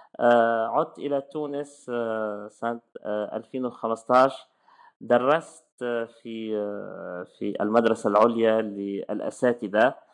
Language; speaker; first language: Arabic; native; Arabic